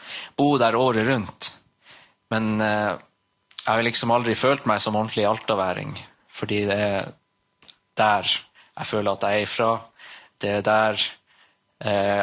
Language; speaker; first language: Norwegian; native; Norwegian